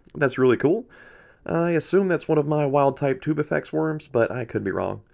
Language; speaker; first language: English; native; English